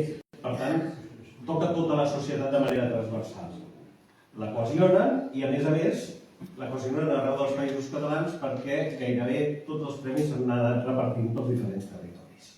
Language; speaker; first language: Catalan; native; Catalan